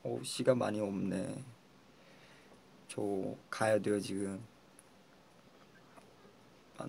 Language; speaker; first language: Korean; non-native, fluent; Chinese